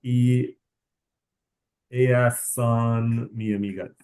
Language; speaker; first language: Spanish; non-native, learner; English